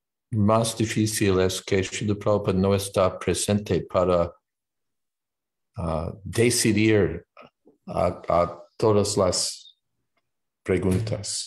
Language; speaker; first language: Spanish; non-native, learner; English